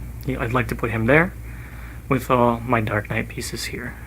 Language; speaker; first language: English; native; English